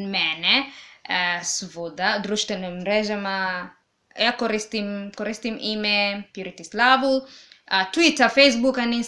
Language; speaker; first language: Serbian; non-native, learner; English